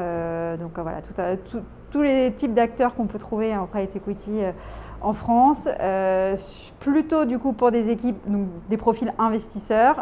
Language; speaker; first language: French; native; French